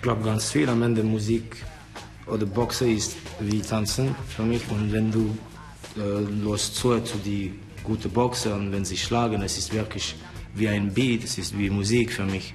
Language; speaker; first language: German; non-native, fluent; Estonian